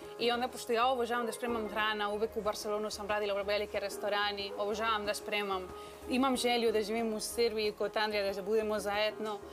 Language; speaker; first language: Serbian; non-native, learner; Spanish